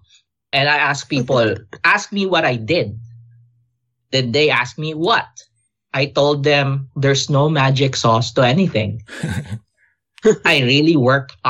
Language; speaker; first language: English; non-native, local second language; Filipino